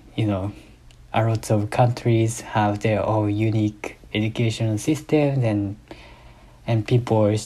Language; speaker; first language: English; non-native, fluent; Japanese